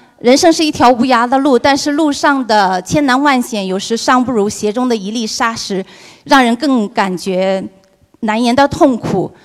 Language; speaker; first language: Chinese; native; Chinese